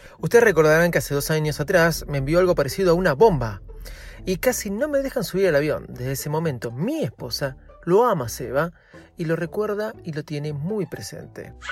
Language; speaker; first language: Spanish; native; Spanish